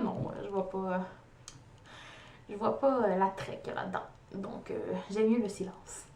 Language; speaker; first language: French; native; French